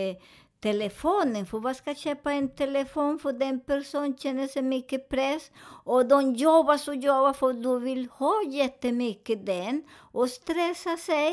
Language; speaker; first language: Swedish; non-native, learner; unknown